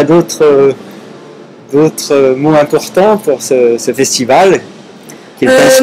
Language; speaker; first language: French; native; French